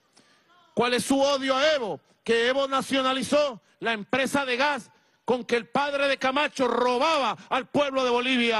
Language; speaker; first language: Spanish; native; Spanish